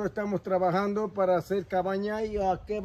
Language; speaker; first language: Spanish; non-native, local second language; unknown